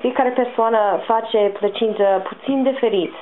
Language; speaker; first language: Romanian; non-native, learner; English